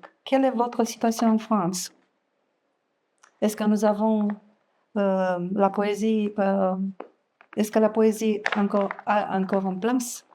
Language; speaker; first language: French; non-native, fluent; Romanian